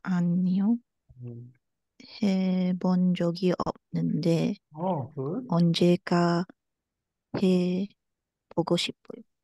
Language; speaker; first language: Korean; non-native, learner; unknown